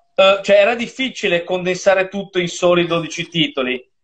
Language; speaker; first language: Italian; native; Italian